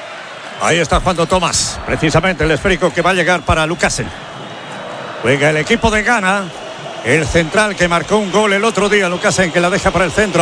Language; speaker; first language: Spanish; native; Spanish